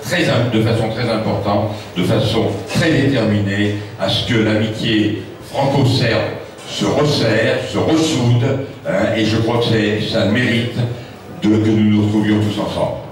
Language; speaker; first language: French; native; French